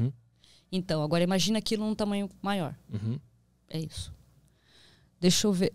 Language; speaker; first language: Portuguese; native; Portuguese